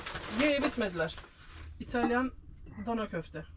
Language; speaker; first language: Turkish; native; Turkish